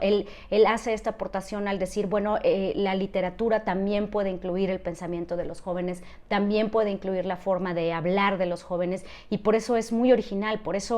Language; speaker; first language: Spanish; native; Spanish